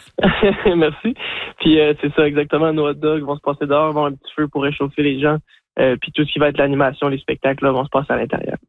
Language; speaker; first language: French; native; French